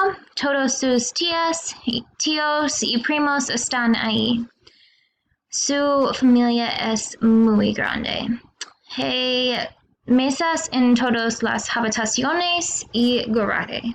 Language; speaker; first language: Spanish; non-native, learner; English